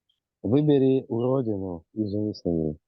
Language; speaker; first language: Russian; native; Russian